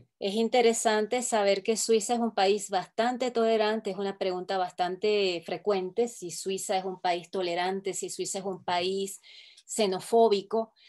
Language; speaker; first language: Spanish; native; Spanish